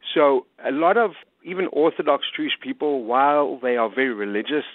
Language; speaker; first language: English; native; English